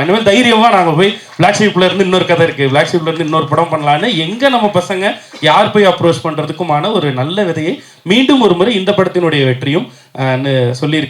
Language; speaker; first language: Tamil; native; Tamil